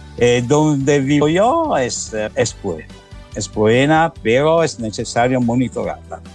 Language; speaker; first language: Spanish; non-native, learner; Italian